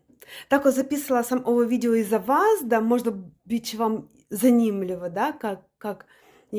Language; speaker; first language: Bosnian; non-native, learner; Russian